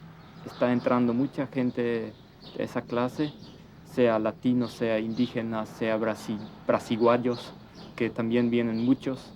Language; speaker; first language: Spanish; early bilingual, heritage; Plautdietsch